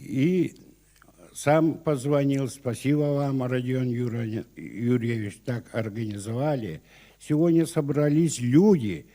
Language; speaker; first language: Russian; non-native, local second language; Yakut